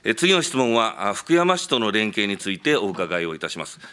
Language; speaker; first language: Japanese; native; Japanese